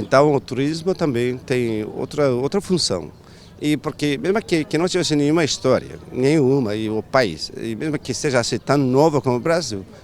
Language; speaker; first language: Portuguese; non-native, fluent; Turkish